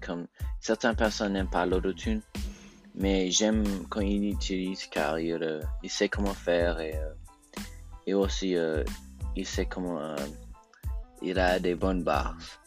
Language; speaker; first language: French; non-native, learner; English